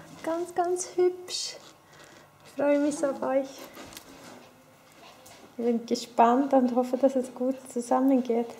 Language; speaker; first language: German; non-native, fluent; Swedish